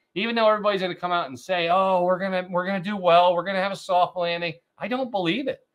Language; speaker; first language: English; native; English